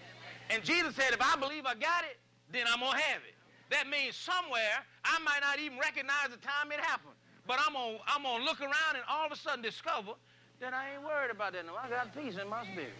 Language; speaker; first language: English; native; English